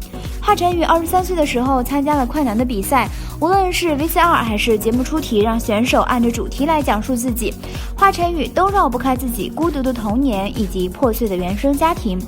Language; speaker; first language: Chinese; native; Chinese